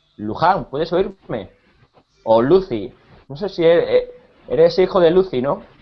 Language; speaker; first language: Spanish; native; Spanish